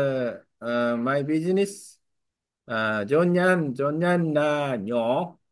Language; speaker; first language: English; non-native, learner; Vietnamese